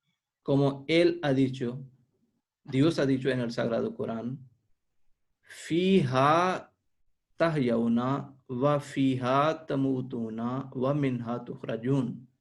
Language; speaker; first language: Spanish; non-native, fluent; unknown